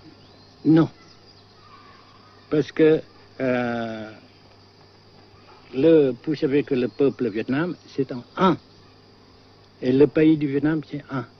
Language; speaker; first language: French; non-native, fluent; Vietnamese